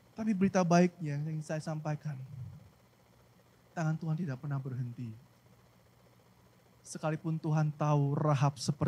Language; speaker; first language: Indonesian; native; Indonesian